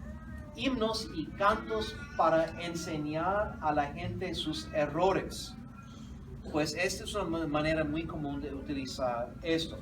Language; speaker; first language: Spanish; non-native, fluent; English